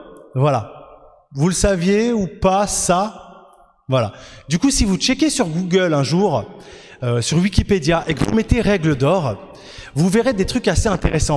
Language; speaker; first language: French; native; French